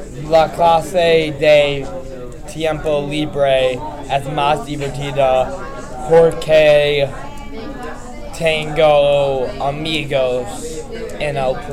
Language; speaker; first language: Spanish; non-native, learner; English